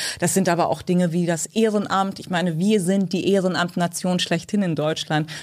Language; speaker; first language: German; early bilingual, other home language; Turkish